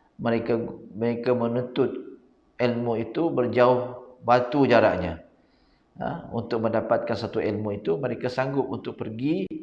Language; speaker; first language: Malay; native; Malay